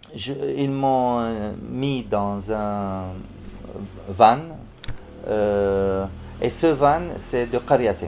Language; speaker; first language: French; non-native, fluent; Arabic